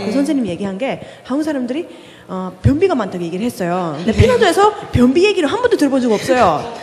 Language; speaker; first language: Korean; non-native, fluent; Finnish